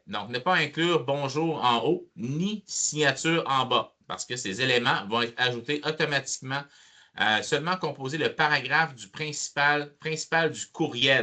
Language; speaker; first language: French; native; French